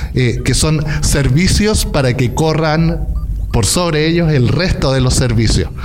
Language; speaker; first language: Spanish; native; Spanish